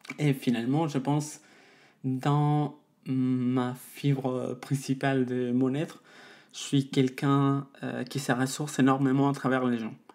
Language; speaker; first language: French; non-native, fluent; Spanish